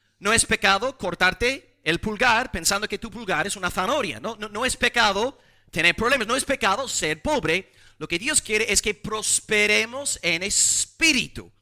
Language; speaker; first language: Spanish; non-native, fluent; English